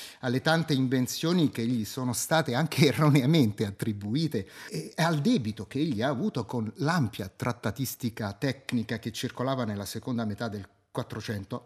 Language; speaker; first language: Italian; native; Italian